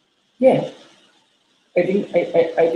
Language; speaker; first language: English; non-native, learner; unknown